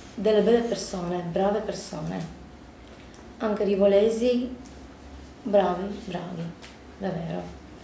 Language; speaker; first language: Italian; non-native, fluent; Romanian